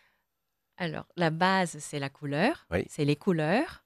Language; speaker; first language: French; non-native, fluent; Korean